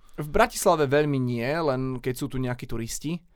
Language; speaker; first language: Slovak; native; Slovak